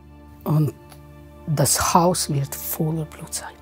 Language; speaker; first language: German; non-native, fluent; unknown